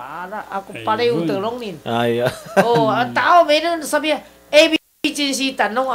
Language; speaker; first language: Filipino; non-native, learner; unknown